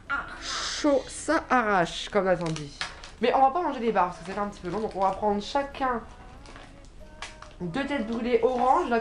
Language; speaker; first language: French; native; French